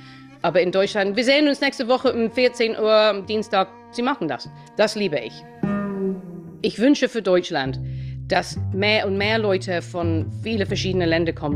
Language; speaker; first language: German; non-native, fluent; English